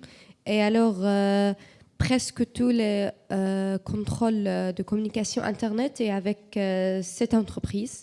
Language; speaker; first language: French; non-native, learner; Arabic